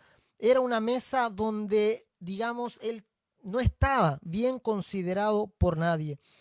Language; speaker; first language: Spanish; native; Spanish